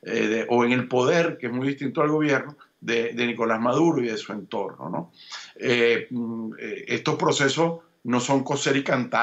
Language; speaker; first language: Spanish; native; Spanish